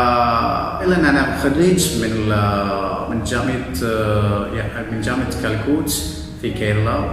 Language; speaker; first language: Arabic; non-native, fluent; Malayalam